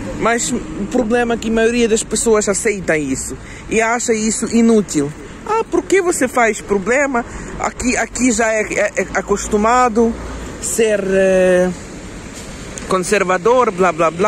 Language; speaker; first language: Portuguese; non-native, learner; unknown